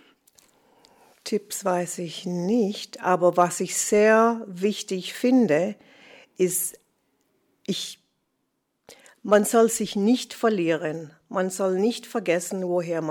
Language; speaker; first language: German; non-native, fluent; English